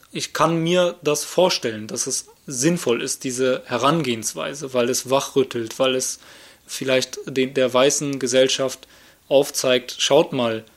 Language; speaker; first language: German; native; German